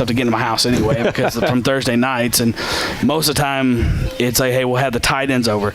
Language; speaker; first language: English; native; English